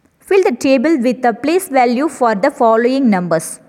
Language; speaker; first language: English; non-native, local second language; Tamil